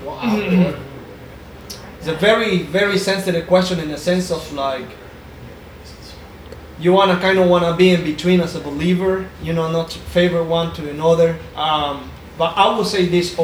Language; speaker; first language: English; non-native, fluent; Spanish